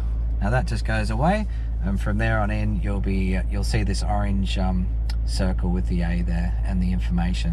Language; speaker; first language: English; native; English